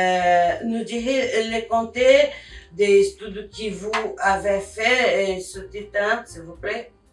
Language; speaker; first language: French; non-native, learner; Portuguese